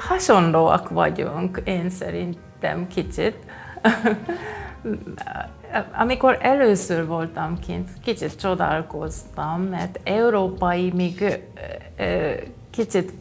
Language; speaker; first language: Hungarian; non-native, fluent; Japanese